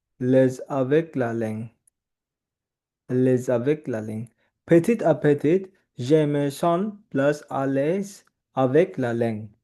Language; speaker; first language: French; non-native, learner; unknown